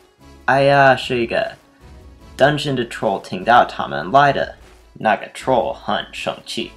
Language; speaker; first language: Chinese; non-native, learner; English